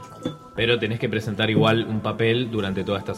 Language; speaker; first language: Spanish; native; Spanish